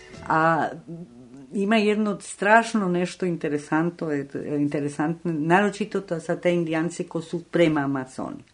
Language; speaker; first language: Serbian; non-native, fluent; Spanish